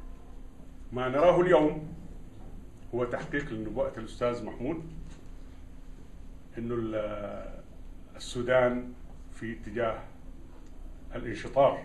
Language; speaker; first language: Arabic; native; Arabic